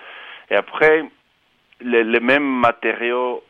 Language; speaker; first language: French; non-native, fluent; Spanish